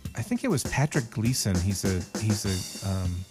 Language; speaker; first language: English; native; English